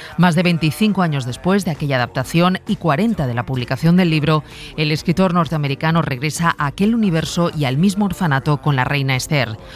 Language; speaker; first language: Spanish; native; Spanish